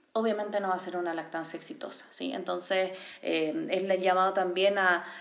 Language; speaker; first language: Spanish; native; Spanish